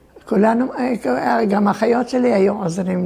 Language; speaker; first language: Hebrew; early bilingual, other home language; Turkish